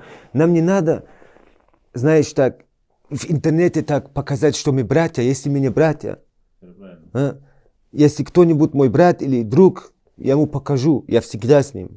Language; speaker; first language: Russian; early bilingual, heritage; Chechen